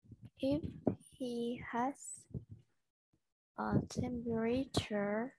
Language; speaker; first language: English; non-native, learner; Vietnamese